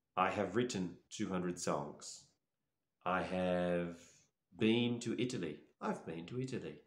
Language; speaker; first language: English; native; English